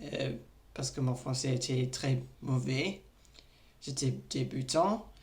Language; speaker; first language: French; non-native, learner; English